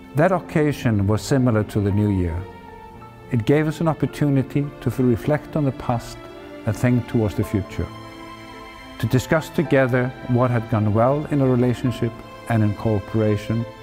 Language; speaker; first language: English; non-native, fluent; Icelandic